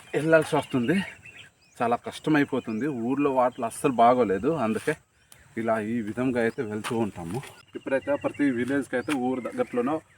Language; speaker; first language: Telugu; native; Telugu